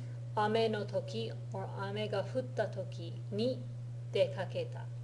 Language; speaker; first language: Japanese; non-native, fluent; English